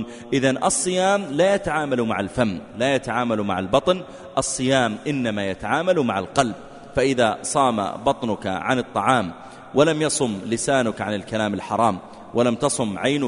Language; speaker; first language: Arabic; native; Arabic